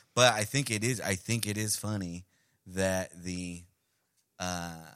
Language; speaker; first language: English; early bilingual, other home language; Spanish